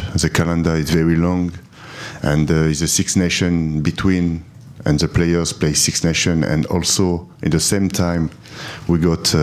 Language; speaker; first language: English; non-native, learner; French